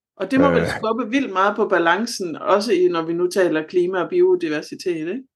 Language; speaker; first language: Danish; native; Danish